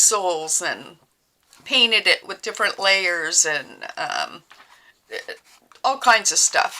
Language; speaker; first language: English; native; English